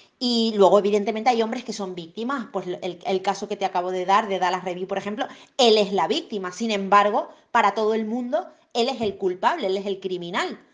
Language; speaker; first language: Spanish; native; Spanish